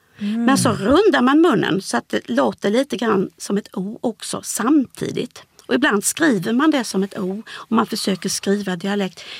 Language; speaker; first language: Swedish; native; Swedish